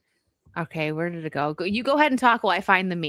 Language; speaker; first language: English; native; English